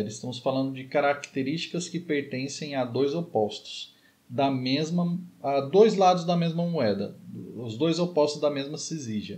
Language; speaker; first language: Portuguese; native; Portuguese